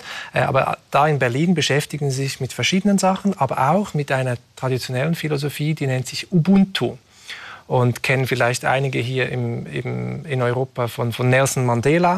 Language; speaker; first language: German; native; German